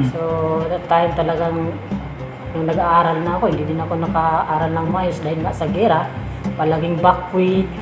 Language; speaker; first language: Filipino; non-native, local second language; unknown